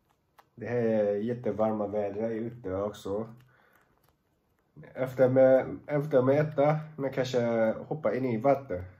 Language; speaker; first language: Swedish; non-native, learner; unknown